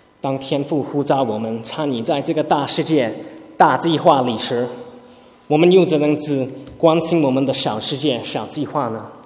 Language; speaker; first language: Chinese; early bilingual, heritage; Chinese